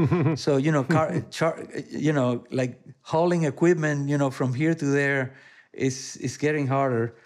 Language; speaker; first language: English; non-native, fluent; Spanish